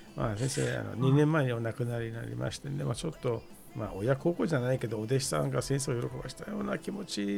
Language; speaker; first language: Japanese; non-native, fluent; Persian